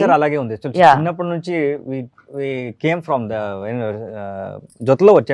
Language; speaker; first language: Telugu; non-native, learner; Kannada